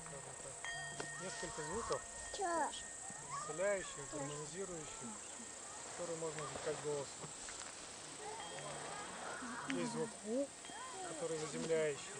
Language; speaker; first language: Russian; native; Russian